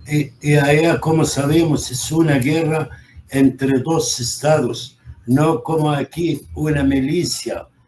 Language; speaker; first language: Spanish; non-native, fluent; Arabic